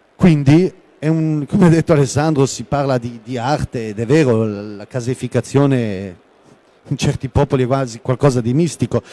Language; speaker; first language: Italian; non-native, local second language; German